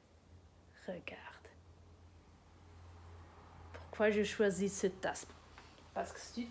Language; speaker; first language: French; non-native, learner; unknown